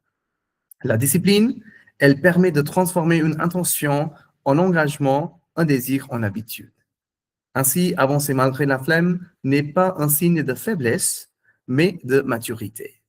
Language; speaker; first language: French; non-native, fluent; Hindi